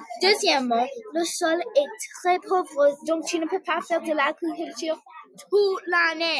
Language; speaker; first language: French; non-native, learner; English